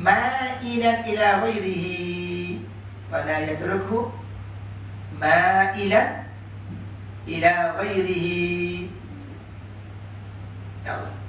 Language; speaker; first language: Arabic; non-native, fluent; Malay